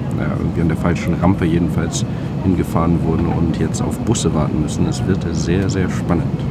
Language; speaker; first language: German; native; German